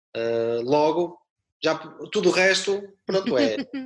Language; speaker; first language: Portuguese; native; Portuguese